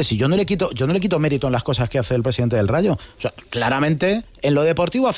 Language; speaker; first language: Spanish; native; Spanish